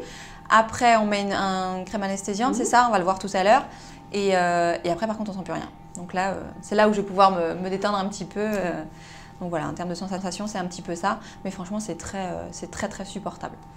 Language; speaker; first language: French; native; French